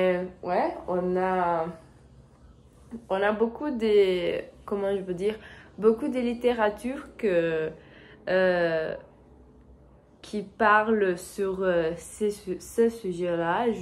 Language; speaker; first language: French; non-native, learner; Portuguese